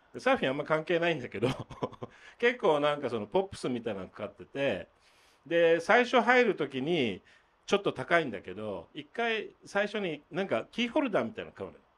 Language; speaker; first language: Japanese; native; Japanese